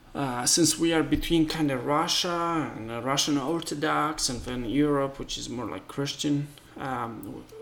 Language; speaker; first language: English; non-native, fluent; Romanian